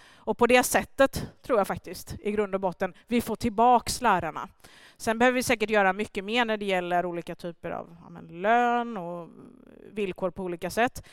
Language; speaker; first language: Swedish; early bilingual, other home language; Persian